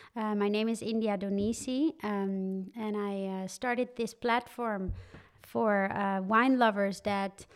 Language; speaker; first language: English; non-native, fluent; Dutch